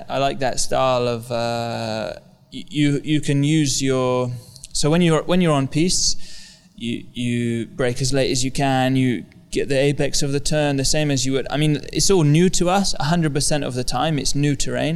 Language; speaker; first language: English; native; English